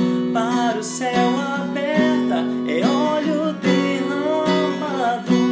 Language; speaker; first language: Portuguese; native; Portuguese